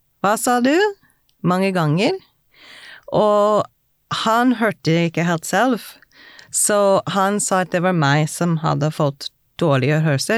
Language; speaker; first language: Norwegian; non-native, fluent; English